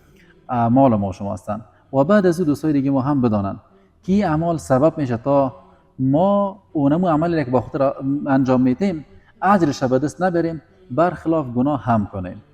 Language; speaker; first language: Persian; native; Persian